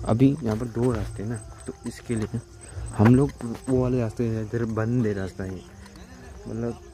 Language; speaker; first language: Hindi; non-native, local second language; Marwari